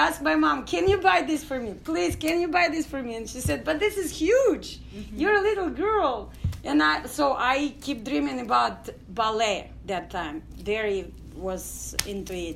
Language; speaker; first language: English; non-native, learner; Ukrainian